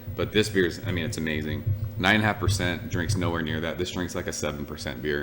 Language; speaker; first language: English; native; English